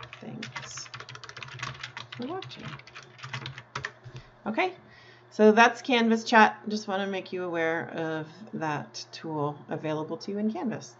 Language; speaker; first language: English; native; English